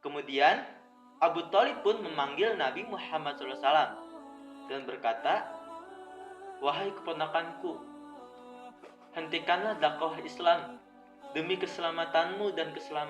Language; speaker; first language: Indonesian; native; Indonesian